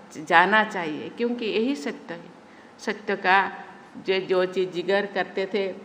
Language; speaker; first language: Hindi; non-native, local second language; Santali